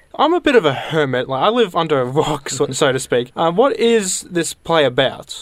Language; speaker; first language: English; native; English